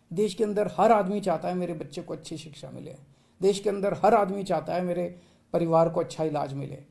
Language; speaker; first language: Hindi; native; Hindi